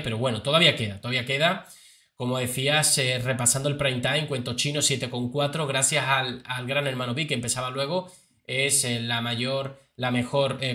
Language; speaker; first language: Spanish; native; Spanish